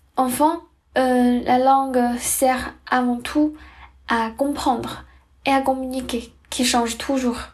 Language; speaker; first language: French; non-native, fluent; Chinese